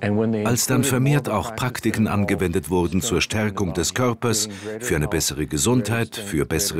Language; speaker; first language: German; native; German